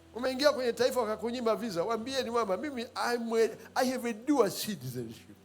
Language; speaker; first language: Swahili; native; Swahili